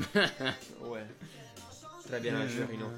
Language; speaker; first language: French; non-native, fluent; Italian